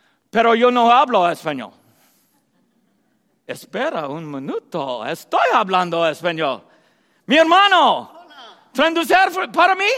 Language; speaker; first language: Spanish; non-native, learner; English